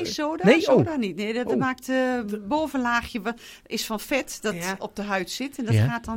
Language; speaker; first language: Dutch; native; Dutch